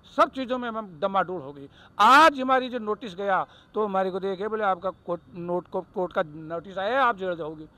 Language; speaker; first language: Hindi; native; Hindi